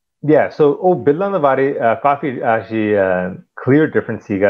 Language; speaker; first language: Punjabi; early bilingual, heritage; Punjabi